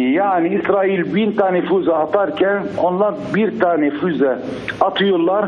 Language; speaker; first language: Turkish; non-native, fluent; Arabic